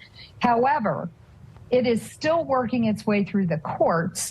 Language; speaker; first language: English; native; English